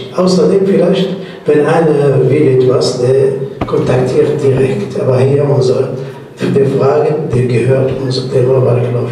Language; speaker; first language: German; non-native, learner; Arabic